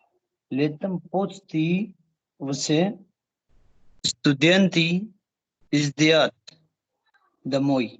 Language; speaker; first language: Russian; non-native, learner; Hindi